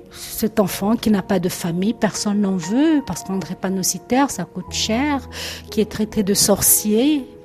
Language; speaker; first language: French; non-native, local second language; Lingala